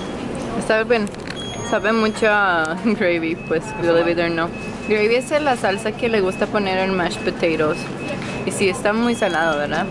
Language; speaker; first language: Spanish; non-native, fluent; Croatian